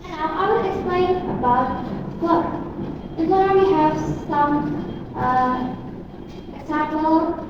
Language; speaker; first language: English; non-native, learner; Indonesian